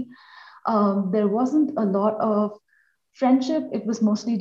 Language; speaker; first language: English; non-native, local second language; Bangla